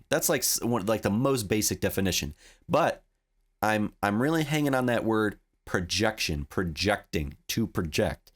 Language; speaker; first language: English; native; English